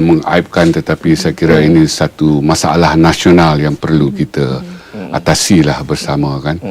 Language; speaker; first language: Malay; native; Malay